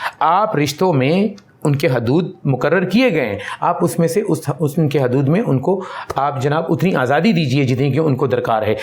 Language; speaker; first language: Urdu; non-native, local second language; Pashto